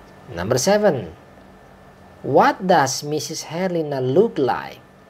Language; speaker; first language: English; non-native, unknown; Indonesian